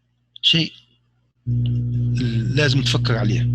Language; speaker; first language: Arabic; native; Arabic